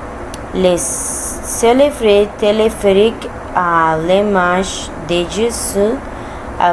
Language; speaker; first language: French; non-native, learner; Spanish